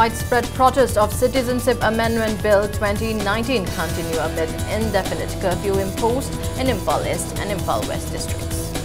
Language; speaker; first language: English; non-native, local second language; Manipuri